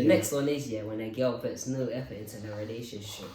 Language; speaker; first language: English; native; English